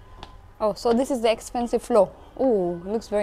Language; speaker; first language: English; non-native, fluent; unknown